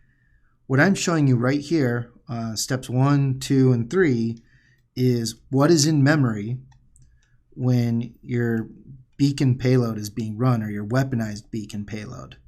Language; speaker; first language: English; native; English